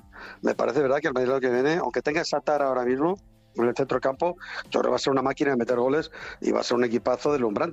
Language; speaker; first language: Spanish; native; Spanish